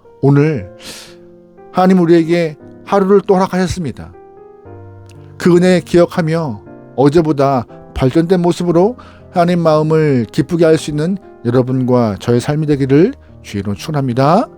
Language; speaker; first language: Korean; native; Korean